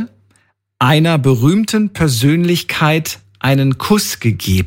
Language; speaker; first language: German; native; German